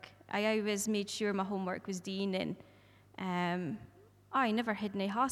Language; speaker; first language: English; native; English